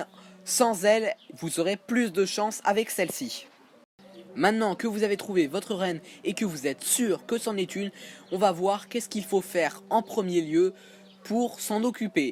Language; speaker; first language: French; native; French